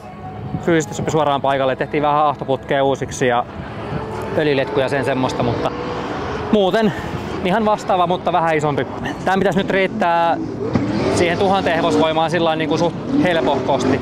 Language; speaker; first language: Finnish; native; Finnish